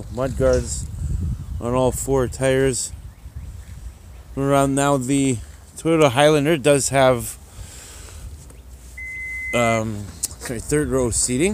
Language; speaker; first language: English; native; English